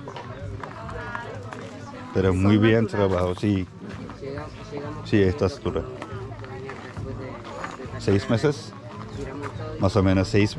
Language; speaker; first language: Spanish; non-native, learner; Turkish